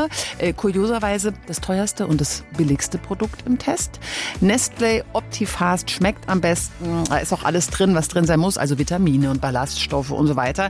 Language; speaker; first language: German; native; German